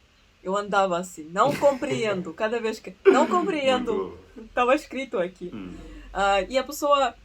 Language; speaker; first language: Portuguese; early bilingual, other home language; Russian